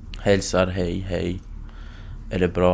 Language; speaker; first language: Swedish; non-native, fluent; Kurdish